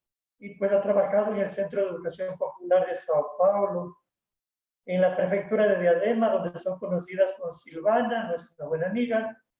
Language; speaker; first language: Spanish; native; Spanish